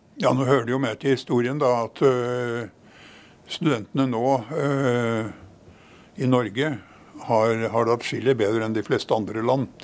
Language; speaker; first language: Norwegian; native; Norwegian